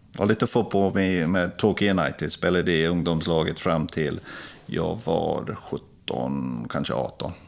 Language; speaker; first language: Swedish; non-native, fluent; English